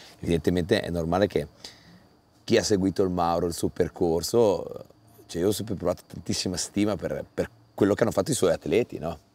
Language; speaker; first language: Italian; native; Italian